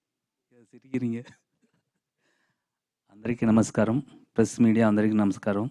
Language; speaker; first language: Telugu; non-native, learner; Tamil